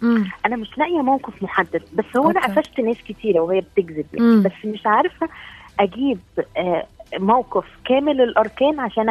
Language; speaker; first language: Arabic; native; Arabic